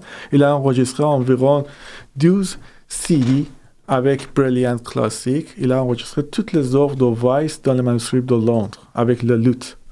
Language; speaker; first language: French; non-native, fluent; Persian